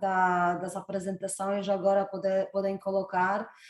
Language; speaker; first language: Portuguese; non-native, fluent; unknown